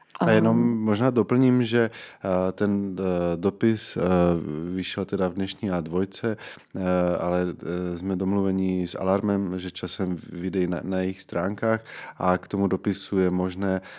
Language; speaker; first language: Czech; native; Czech